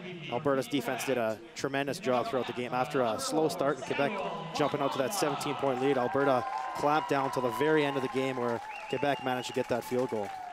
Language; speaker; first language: English; early bilingual, other home language; French